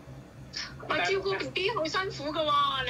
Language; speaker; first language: Cantonese; native; Cantonese